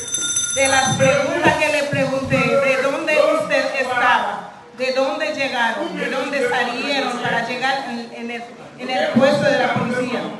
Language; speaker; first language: Spanish; non-native, fluent; Haitian Creole